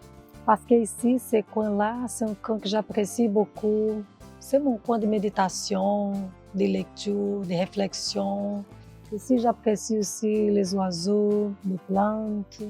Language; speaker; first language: French; non-native, fluent; Portuguese